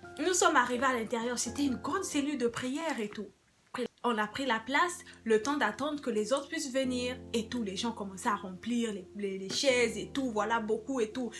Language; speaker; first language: French; non-native, local second language; Lingala